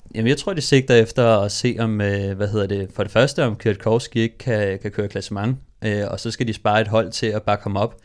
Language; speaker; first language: Danish; native; Danish